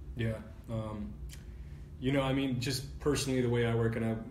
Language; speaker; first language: English; native; English